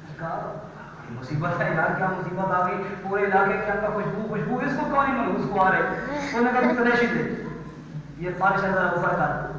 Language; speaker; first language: Urdu; non-native, local second language; Punjabi